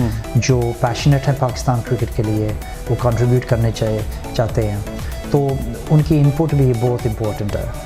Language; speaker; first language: Hindi; early bilingual, heritage; Hindi